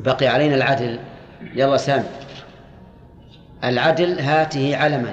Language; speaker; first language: Arabic; native; Arabic